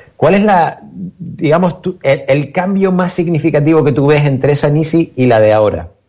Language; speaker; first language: Spanish; native; Spanish